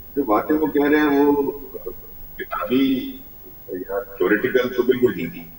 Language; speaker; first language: Urdu; native; Urdu